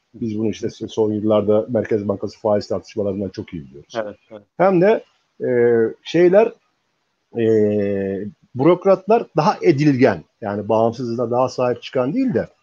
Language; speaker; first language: Turkish; native; Turkish